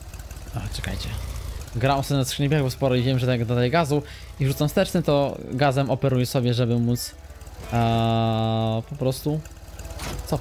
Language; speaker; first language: Polish; native; Polish